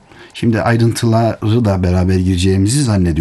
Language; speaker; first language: Turkish; native; Turkish